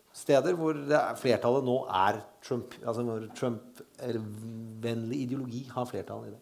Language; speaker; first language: Norwegian; native; Norwegian